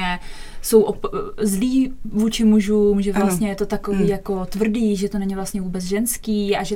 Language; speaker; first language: Czech; native; Czech